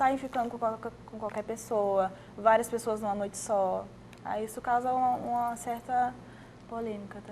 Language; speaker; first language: Portuguese; native; Portuguese